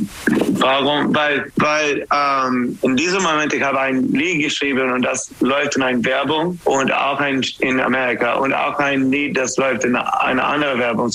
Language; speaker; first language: German; non-native, learner; English